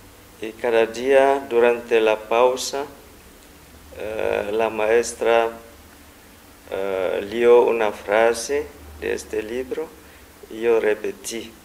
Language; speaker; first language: Spanish; non-native, fluent; Vietnamese